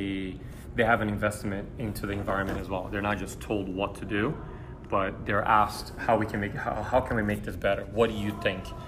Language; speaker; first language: English; early bilingual, other home language; Portuguese